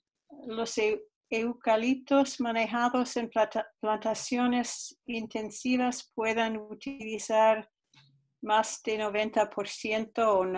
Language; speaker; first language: Spanish; non-native, fluent; English